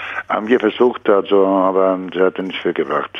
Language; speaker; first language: German; non-native, fluent; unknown